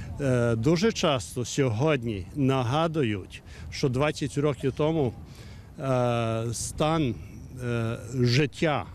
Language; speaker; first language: Ukrainian; non-native, fluent; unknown